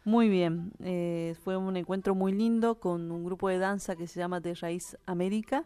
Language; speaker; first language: Spanish; native; Spanish